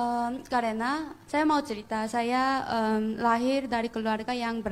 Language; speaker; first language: Indonesian; non-native, fluent; Korean